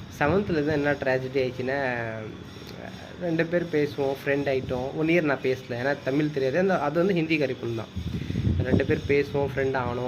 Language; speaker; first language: Tamil; non-native, local second language; Hindi